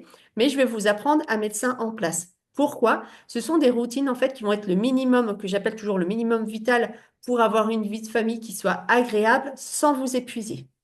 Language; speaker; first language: French; native; French